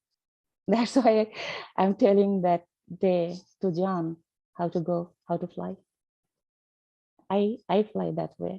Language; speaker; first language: English; non-native, learner; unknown